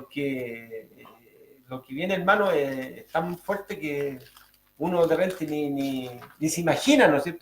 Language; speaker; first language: Spanish; native; Spanish